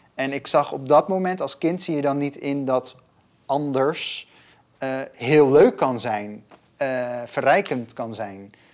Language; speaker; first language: Dutch; native; Dutch